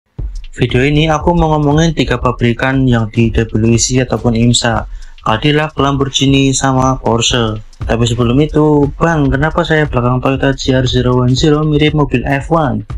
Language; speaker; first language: Indonesian; native; Indonesian